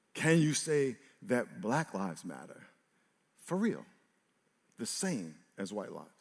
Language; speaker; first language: English; native; English